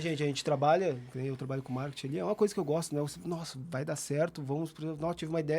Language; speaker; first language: Portuguese; native; Portuguese